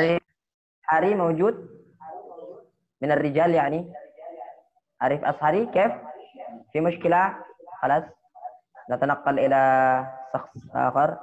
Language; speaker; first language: Arabic; non-native, fluent; Indonesian